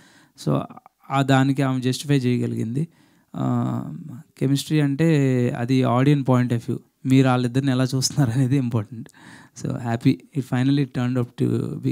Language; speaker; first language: Telugu; native; Telugu